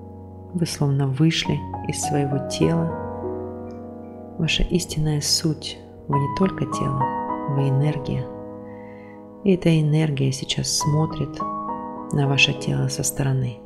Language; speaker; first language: Russian; native; Russian